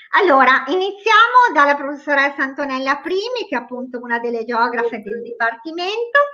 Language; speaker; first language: Italian; native; Italian